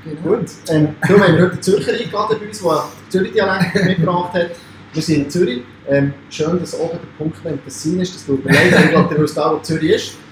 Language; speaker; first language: German; native; German